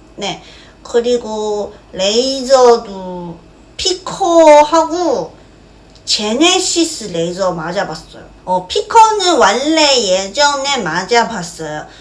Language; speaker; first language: Korean; non-native, fluent; Chinese